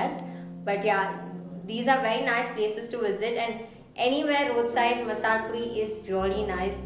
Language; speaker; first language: English; non-native, local second language; Hindi